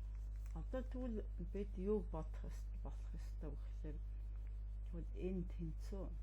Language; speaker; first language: Mongolian; native; Mongolian